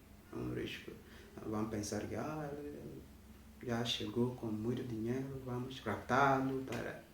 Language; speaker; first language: Portuguese; non-native, fluent; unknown